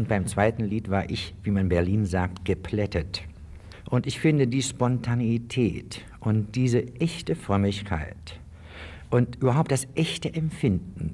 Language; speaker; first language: German; native; German